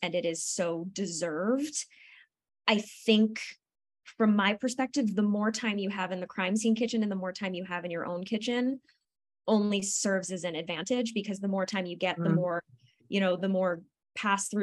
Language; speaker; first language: English; native; English